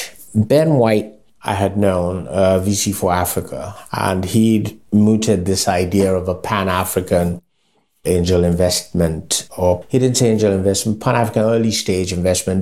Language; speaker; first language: English; non-native, local second language; Yoruba